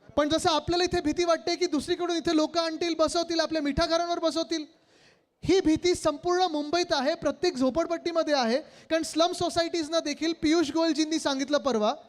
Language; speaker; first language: Marathi; native; Marathi